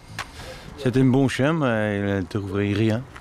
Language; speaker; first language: French; non-native, learner; Dutch